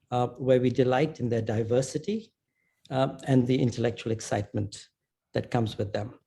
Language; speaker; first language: English; non-native, local second language; Hindi